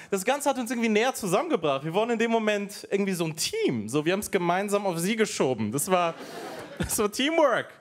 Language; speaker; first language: German; native; German